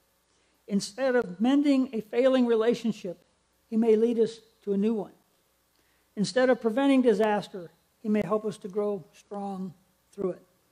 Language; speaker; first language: English; native; English